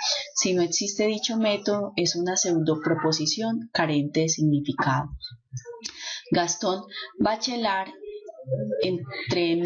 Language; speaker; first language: Spanish; native; Spanish